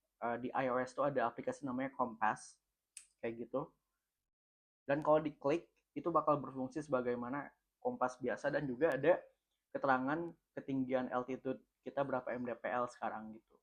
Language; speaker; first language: Indonesian; native; Indonesian